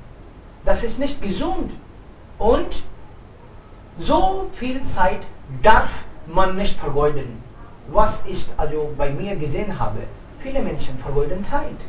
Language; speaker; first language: German; non-native, fluent; Hindi